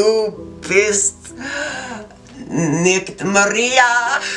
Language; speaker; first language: German; non-native, learner; English